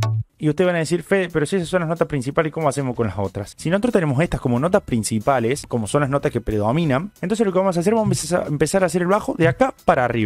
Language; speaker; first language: Spanish; native; Spanish